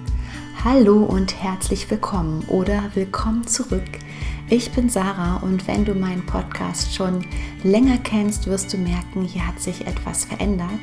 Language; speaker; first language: German; native; German